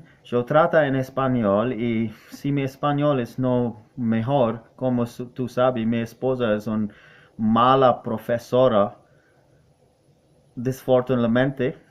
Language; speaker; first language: Spanish; non-native, learner; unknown